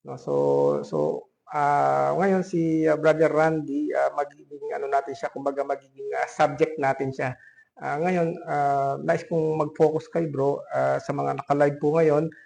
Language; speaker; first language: Filipino; non-native, local second language; Pampanga